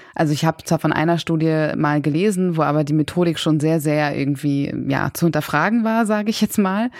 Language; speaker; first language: German; native; German